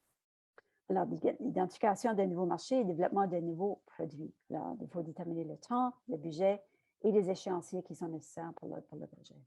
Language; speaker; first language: French; native; French